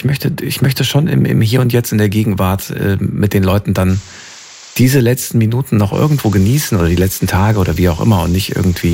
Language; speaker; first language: German; native; German